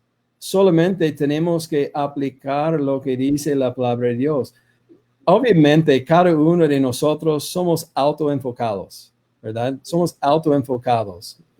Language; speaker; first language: Spanish; non-native, fluent; English